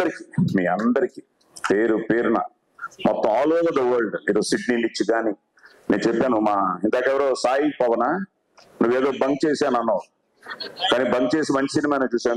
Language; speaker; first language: Telugu; native; Telugu